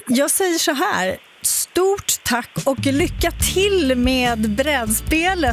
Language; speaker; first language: Swedish; native; Swedish